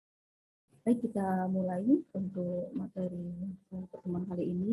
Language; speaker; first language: Indonesian; non-native, local second language; Javanese